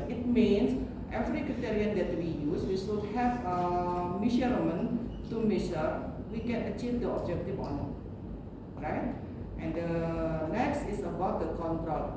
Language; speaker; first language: English; non-native, learner; Indonesian